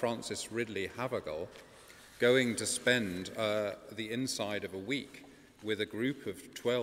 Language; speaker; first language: English; native; English